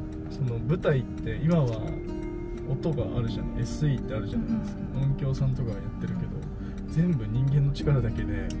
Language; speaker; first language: Japanese; native; Japanese